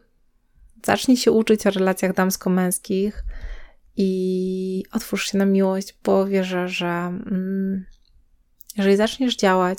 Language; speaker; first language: Polish; native; Polish